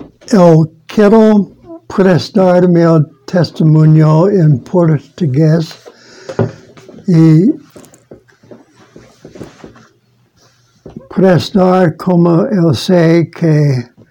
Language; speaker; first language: Portuguese; non-native, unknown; English